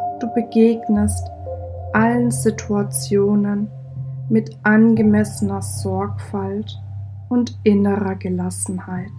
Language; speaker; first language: German; native; German